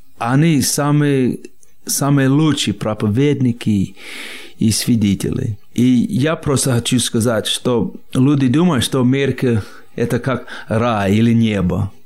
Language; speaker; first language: Russian; non-native, fluent; English